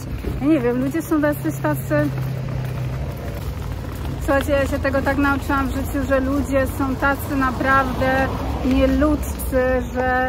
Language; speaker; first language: Polish; native; Polish